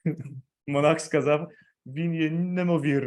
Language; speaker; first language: Ukrainian; non-native, fluent; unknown